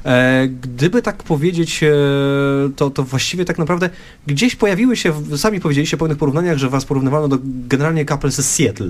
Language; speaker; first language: Polish; native; Polish